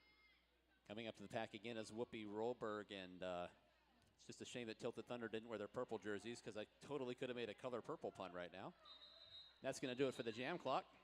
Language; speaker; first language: English; native; English